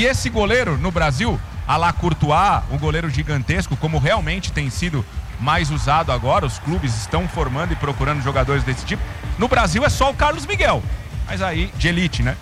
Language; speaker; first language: Portuguese; native; Portuguese